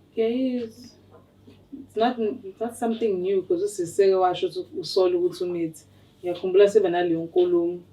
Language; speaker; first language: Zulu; native; Zulu